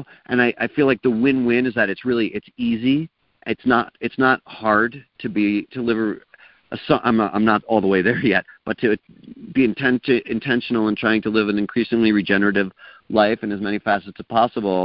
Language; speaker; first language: English; native; English